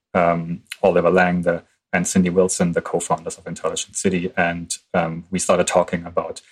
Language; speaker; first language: English; non-native, fluent; German